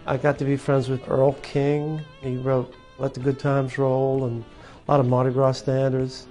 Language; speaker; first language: English; native; English